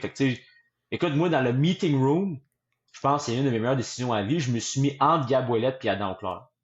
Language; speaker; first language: French; native; French